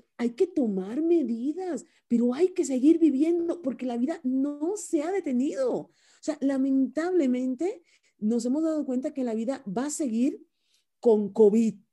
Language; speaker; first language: Spanish; native; Spanish